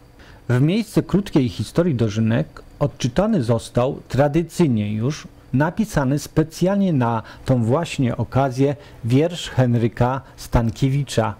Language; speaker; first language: Polish; native; Polish